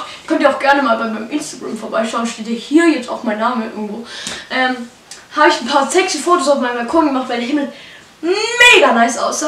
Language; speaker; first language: German; native; German